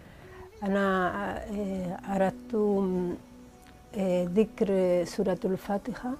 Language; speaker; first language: Arabic; non-native, learner; Spanish